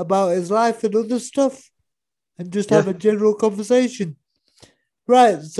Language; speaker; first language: English; native; English